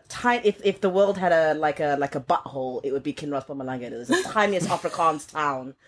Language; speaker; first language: English; non-native, local second language; Xhosa